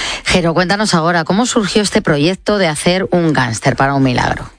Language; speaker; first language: Spanish; native; Spanish